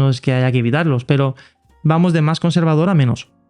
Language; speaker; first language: Spanish; native; Spanish